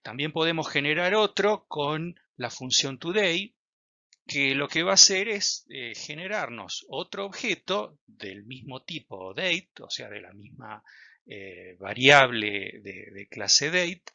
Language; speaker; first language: Spanish; native; Spanish